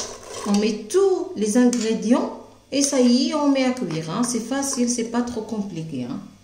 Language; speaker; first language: French; non-native, local second language; Arabic